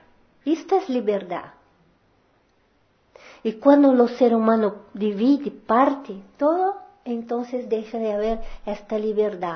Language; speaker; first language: Spanish; non-native, fluent; Portuguese